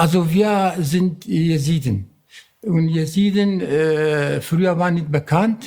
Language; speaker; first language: German; non-native, learner; Kurdish